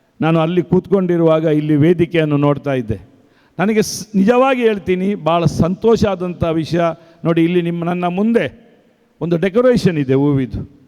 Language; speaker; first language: Kannada; non-native, local second language; Konkani